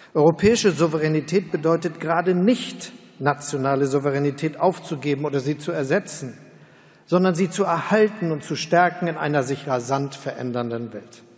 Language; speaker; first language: German; native; German